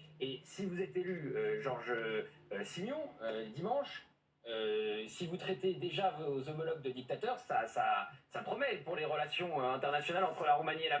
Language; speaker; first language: French; native; French